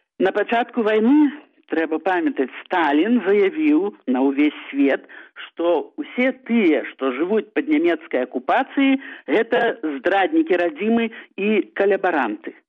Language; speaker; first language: Belarusian; native; Belarusian